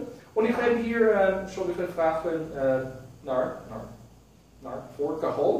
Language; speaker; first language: Dutch; non-native, learner; Portuguese